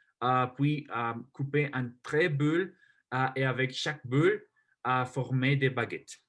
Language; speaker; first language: French; non-native, learner; Spanish